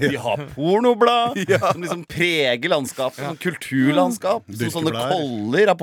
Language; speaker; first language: Norwegian; native; Norwegian